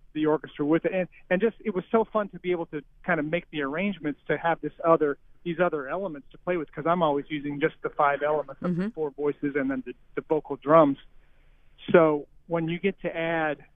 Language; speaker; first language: English; native; English